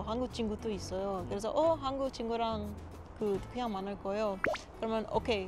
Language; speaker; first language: Korean; non-native, learner; Papiamento